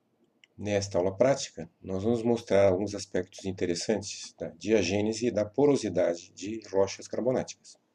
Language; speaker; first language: Portuguese; native; Portuguese